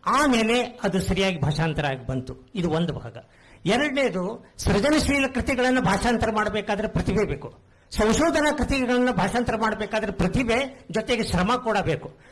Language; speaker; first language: Kannada; non-native, local second language; Konkani